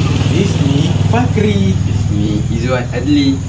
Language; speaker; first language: Arabic; non-native, learner; Malay